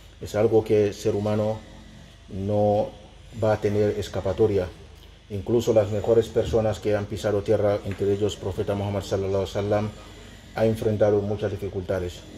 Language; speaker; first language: Spanish; non-native, fluent; Mandingo